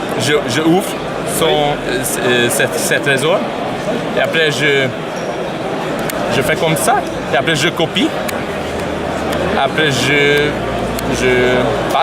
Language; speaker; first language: French; non-native, learner; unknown